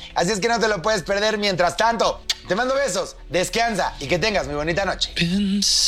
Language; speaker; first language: Spanish; native; Spanish